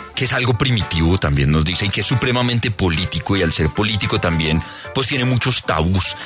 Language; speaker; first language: Spanish; native; Spanish